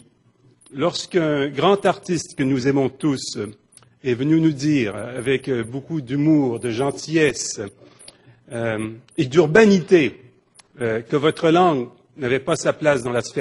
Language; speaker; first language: French; native; French